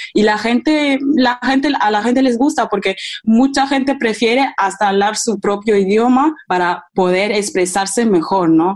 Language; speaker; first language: Spanish; non-native, fluent; German